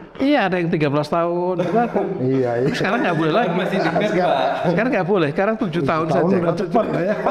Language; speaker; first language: Indonesian; native; Indonesian